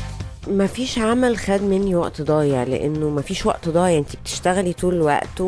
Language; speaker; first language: Arabic; native; Arabic